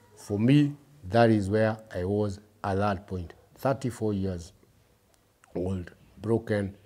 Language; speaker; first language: English; early bilingual, other home language; Kikuyu